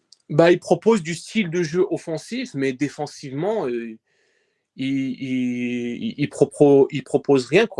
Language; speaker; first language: French; early bilingual, other home language; Persian